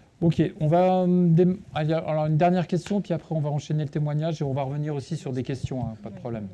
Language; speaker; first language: French; native; French